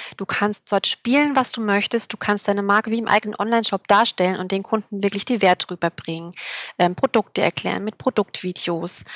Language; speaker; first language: German; native; German